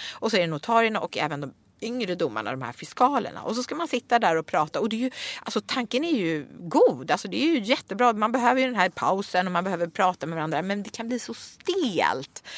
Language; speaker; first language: Swedish; native; Swedish